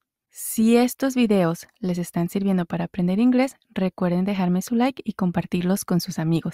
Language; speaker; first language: Spanish; native; Spanish